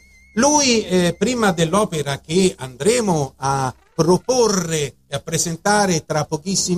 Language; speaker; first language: Italian; native; Italian